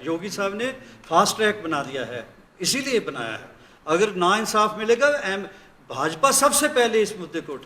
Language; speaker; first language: Hindi; non-native, local second language; Punjabi